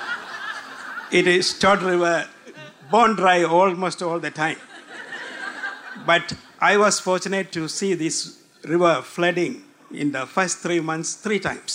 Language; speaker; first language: English; non-native, local second language; Malayalam